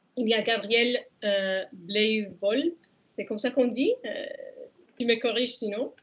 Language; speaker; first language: French; non-native, fluent; Spanish